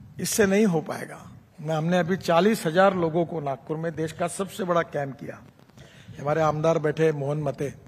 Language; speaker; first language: Hindi; non-native, local second language; Marathi